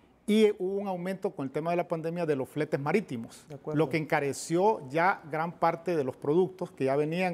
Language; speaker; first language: Spanish; native; Spanish